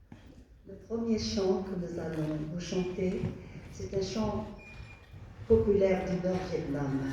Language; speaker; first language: French; non-native, fluent; Vietnamese